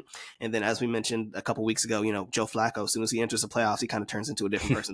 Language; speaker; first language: English; native; English